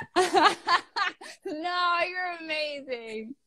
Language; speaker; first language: English; non-native, fluent; Italian